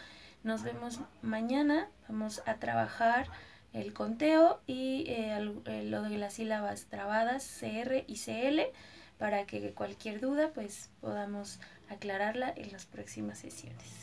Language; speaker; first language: Spanish; native; Spanish